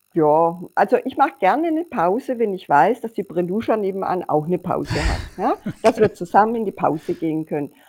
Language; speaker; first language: German; native; German